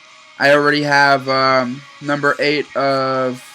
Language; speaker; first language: English; native; English